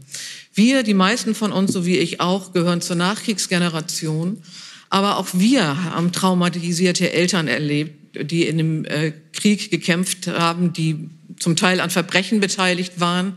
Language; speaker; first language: German; native; German